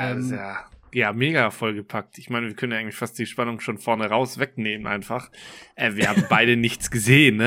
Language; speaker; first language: German; native; German